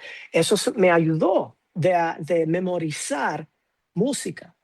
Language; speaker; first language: Spanish; non-native, fluent; English